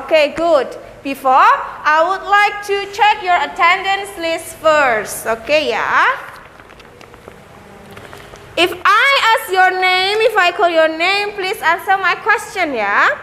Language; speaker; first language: English; non-native, learner; Indonesian